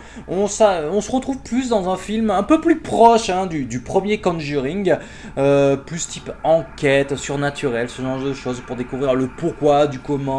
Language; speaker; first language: French; native; French